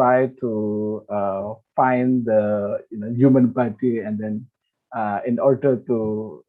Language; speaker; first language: English; non-native, fluent; Indonesian